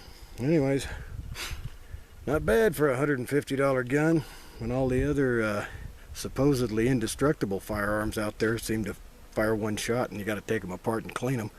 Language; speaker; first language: English; native; English